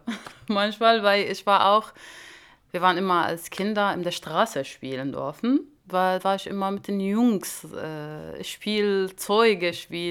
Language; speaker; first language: German; non-native, learner; Arabic